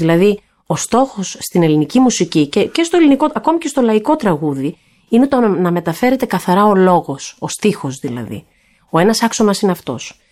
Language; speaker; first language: Greek; early bilingual, heritage; Greek